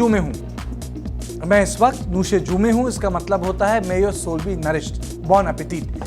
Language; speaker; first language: Hindi; native; Hindi